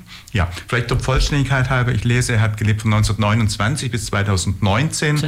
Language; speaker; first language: German; native; German